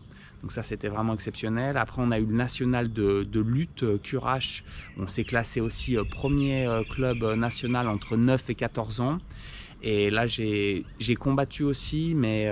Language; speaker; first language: French; native; French